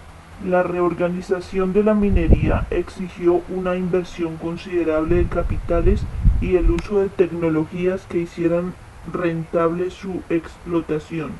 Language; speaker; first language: Spanish; native; Spanish